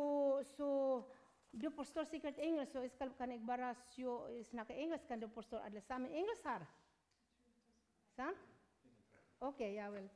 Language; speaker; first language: Swedish; non-native, learner; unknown